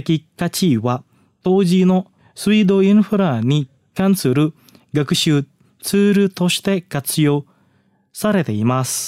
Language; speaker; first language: Japanese; non-native, fluent; Indonesian